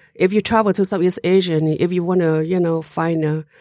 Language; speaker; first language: English; non-native, learner; Hmong